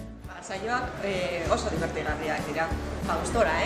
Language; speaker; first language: Basque; non-native, learner; Spanish